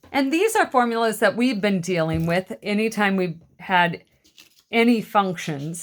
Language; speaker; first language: English; native; English